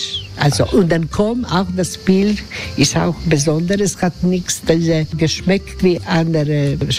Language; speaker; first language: German; non-native, learner; Croatian